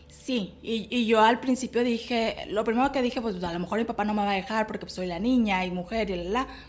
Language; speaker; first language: Spanish; native; Spanish